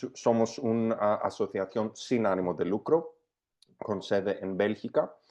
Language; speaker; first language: Spanish; non-native, fluent; Greek